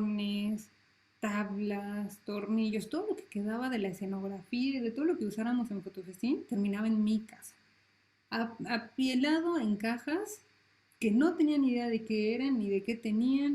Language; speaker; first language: Spanish; native; Spanish